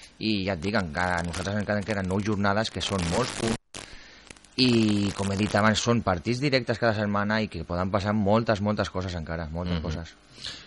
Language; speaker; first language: Catalan; non-native, local second language; Spanish